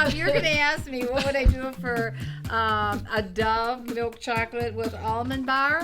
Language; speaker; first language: English; native; English